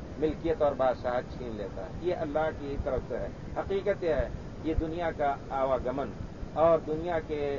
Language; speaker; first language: Urdu; native; Urdu